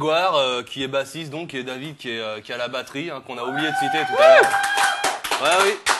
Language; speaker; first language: French; native; French